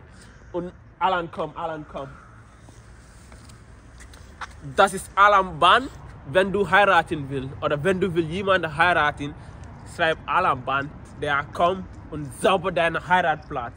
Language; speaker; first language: German; non-native, learner; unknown